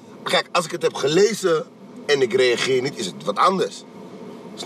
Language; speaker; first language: Dutch; native; Dutch